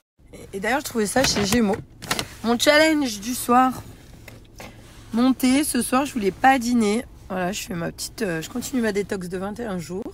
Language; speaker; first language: French; native; French